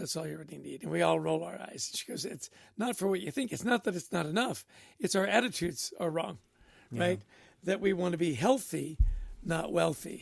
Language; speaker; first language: English; native; English